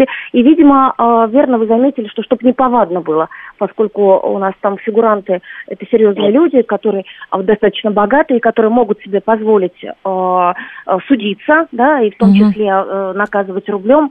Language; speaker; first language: Russian; native; Russian